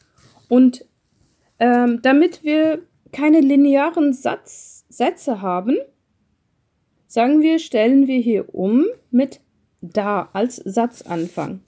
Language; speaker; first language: German; non-native, fluent; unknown